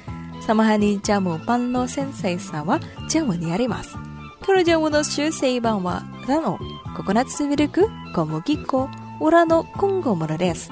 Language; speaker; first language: Japanese; non-native, fluent; Indonesian